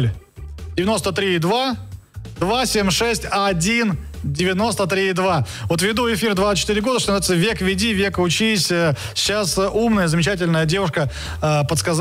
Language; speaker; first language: Russian; native; Russian